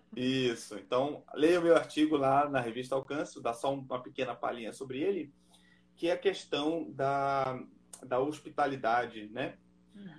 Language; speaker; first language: Portuguese; native; Portuguese